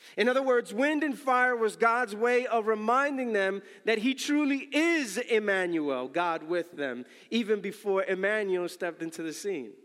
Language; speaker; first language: English; early bilingual, other home language; Spanish